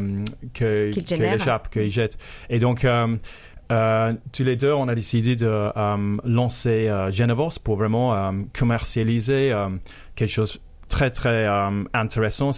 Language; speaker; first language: French; non-native, fluent; English